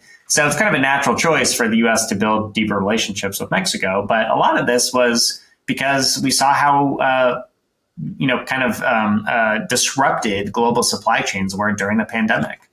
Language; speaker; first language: English; native; English